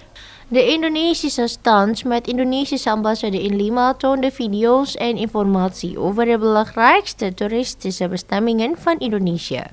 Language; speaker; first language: Dutch; non-native, fluent; Indonesian